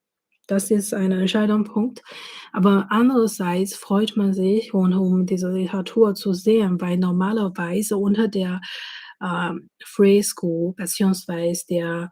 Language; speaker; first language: German; non-native, fluent; Chinese